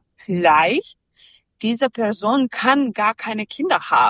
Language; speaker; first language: German; non-native, learner; Serbian